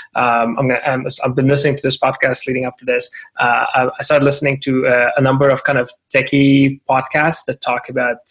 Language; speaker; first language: English; non-native, fluent; Arabic